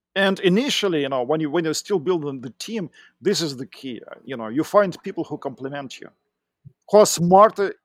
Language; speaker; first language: English; non-native, fluent; Russian